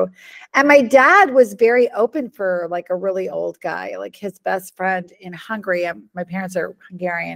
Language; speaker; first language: English; native; English